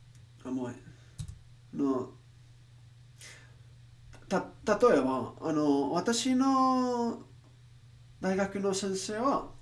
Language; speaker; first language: Japanese; non-native, learner; English